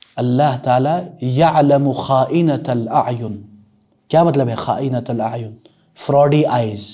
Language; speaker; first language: Urdu; non-native, local second language; Punjabi